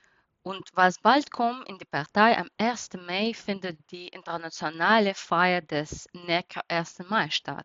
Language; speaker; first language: German; non-native, fluent; Russian